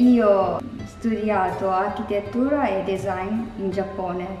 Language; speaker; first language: Italian; non-native, learner; Japanese